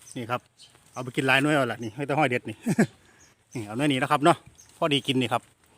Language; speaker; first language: Thai; native; Thai